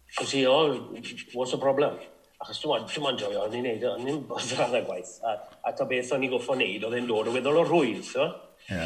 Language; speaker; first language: Welsh; native; Welsh